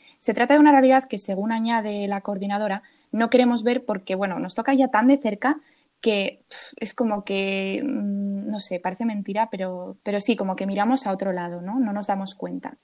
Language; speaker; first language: Spanish; native; Spanish